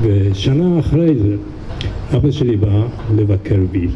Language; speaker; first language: Hebrew; non-native, fluent; Japanese